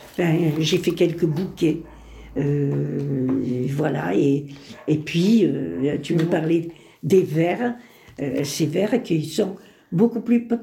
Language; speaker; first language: French; early bilingual, other home language; Spanish